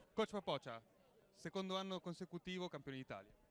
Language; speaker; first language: Italian; native; Italian